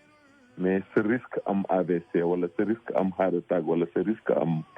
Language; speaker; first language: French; non-native, local second language; Wolof